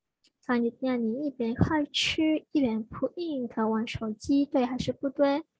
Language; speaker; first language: Chinese; non-native, learner; Indonesian